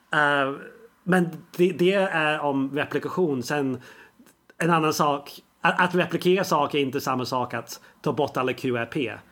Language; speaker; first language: Swedish; non-native, fluent; English